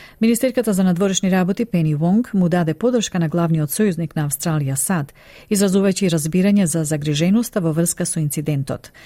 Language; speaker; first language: Macedonian; native; Macedonian